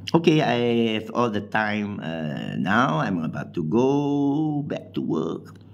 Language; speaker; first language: English; non-native, local second language; Min Nan Chinese